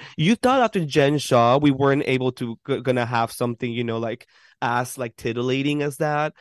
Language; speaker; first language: English; early bilingual, other home language; Spanish